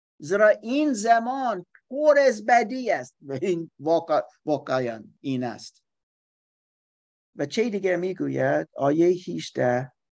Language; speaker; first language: Persian; non-native, learner; German